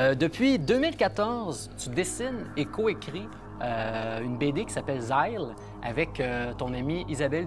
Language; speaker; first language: French; native; French